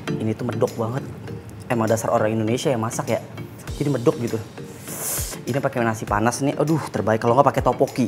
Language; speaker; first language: Indonesian; native; Indonesian